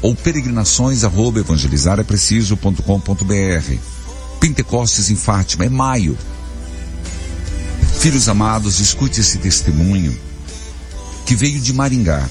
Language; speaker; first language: Portuguese; native; Portuguese